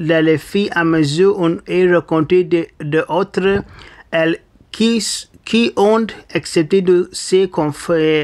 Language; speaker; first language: French; non-native, learner; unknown